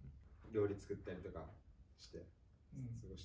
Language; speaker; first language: Japanese; native; Japanese